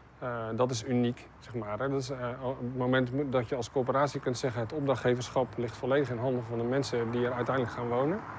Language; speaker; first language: Dutch; native; Dutch